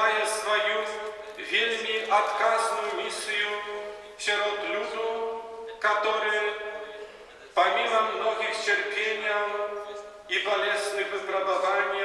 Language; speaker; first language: Polish; non-native, local second language; Belarusian